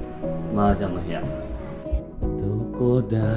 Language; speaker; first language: Japanese; native; Japanese